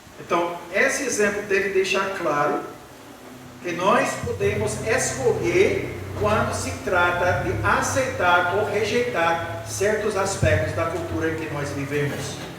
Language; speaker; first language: Portuguese; non-native, fluent; English